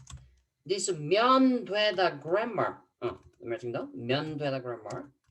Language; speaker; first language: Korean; non-native, fluent; Spanish